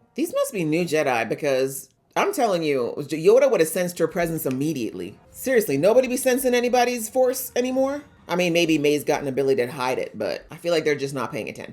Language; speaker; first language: English; native; English